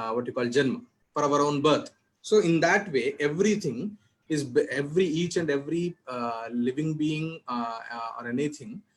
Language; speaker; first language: English; non-native, local second language; Telugu